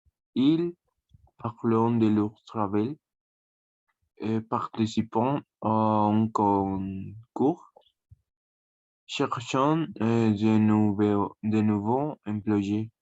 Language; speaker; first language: French; non-native, learner; Spanish